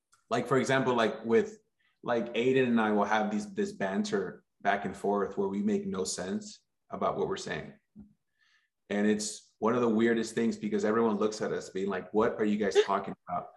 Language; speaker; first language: English; early bilingual, other home language; Spanish